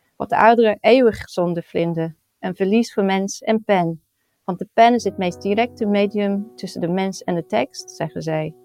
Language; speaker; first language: Dutch; non-native, fluent; English